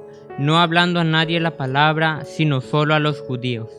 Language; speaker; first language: Spanish; native; Spanish